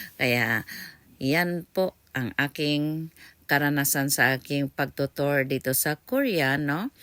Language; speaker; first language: Filipino; native; Filipino